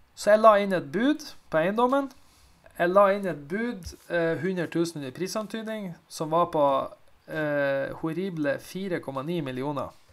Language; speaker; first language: Norwegian; native; Norwegian